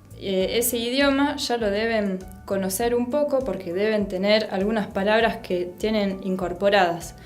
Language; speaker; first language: Spanish; non-native, fluent; French